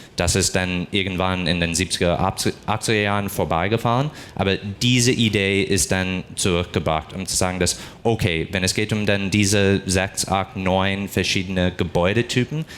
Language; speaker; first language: German; non-native, fluent; English